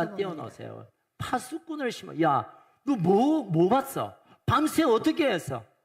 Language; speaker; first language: Korean; native; Korean